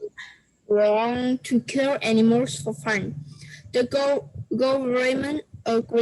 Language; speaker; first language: English; non-native, learner; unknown